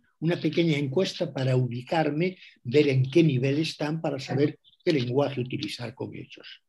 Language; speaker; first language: Spanish; non-native, local second language; Galician